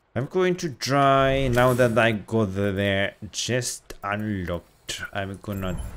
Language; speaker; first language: English; non-native, fluent; Finnish